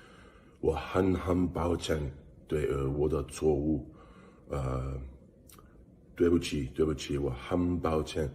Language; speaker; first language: Chinese; non-native, learner; English